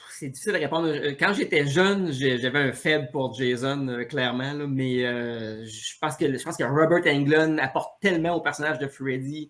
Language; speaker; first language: French; native; French